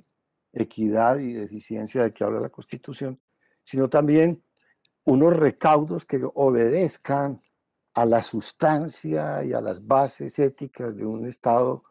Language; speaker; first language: Spanish; native; Spanish